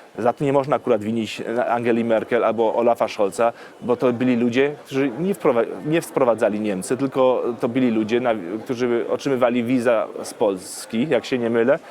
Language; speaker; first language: Polish; early bilingual, heritage; Polish